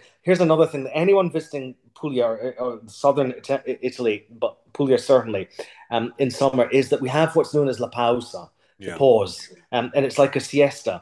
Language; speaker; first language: English; native; English